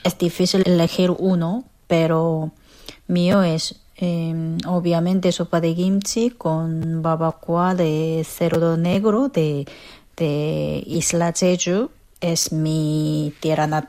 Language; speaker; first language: Spanish; non-native, fluent; Korean